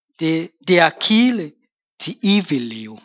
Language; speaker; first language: Danish; non-native, fluent; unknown